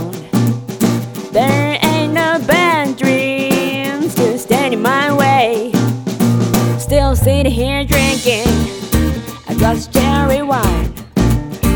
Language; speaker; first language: English; non-native, learner; Japanese